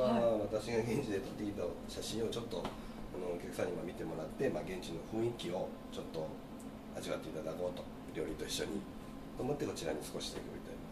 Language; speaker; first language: Japanese; native; Japanese